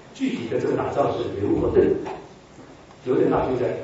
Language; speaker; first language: Chinese; native; Chinese